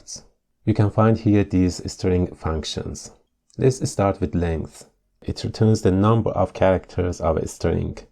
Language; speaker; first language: English; non-native, fluent; Persian